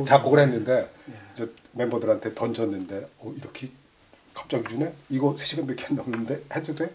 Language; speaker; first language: Korean; native; Korean